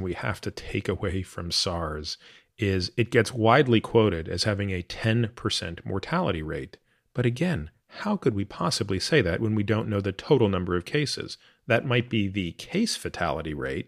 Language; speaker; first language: English; native; English